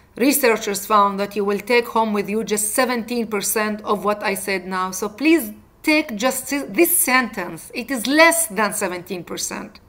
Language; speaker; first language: English; non-native, fluent; Arabic